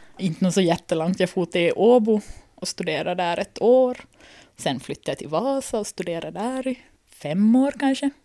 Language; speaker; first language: Swedish; native; Swedish